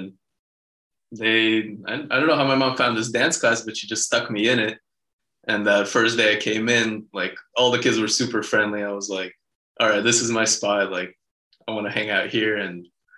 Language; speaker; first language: English; early bilingual, other home language; Hebrew